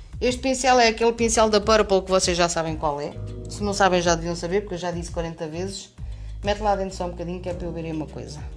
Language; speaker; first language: Portuguese; native; Portuguese